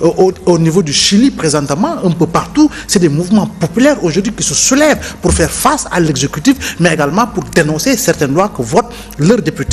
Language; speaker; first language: French; non-native, local second language; Wolof